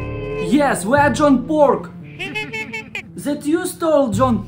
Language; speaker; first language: English; non-native, learner; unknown